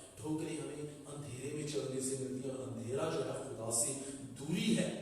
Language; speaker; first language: Urdu; non-native, local second language; Punjabi